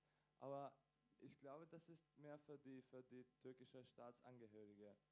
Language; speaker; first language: German; non-native, fluent; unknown